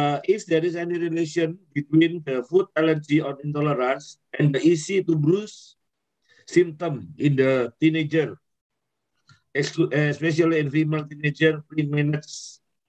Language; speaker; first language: English; non-native, fluent; Indonesian